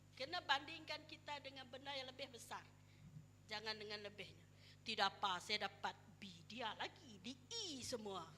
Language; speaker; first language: Malay; non-native, local second language; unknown